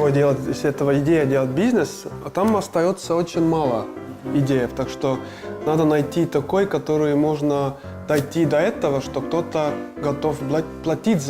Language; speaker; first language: Russian; non-native, local second language; Estonian